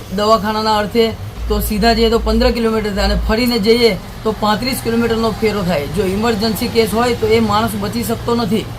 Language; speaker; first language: Gujarati; native; Gujarati